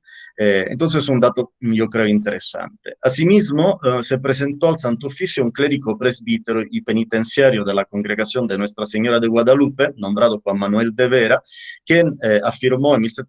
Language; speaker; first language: Spanish; native; Spanish